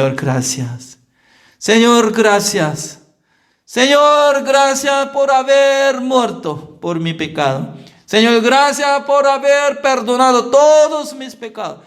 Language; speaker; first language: Spanish; non-native, learner; Korean